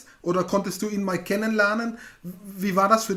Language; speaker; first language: German; native; German